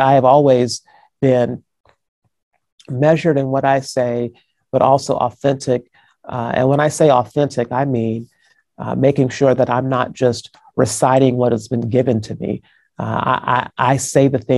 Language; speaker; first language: English; native; English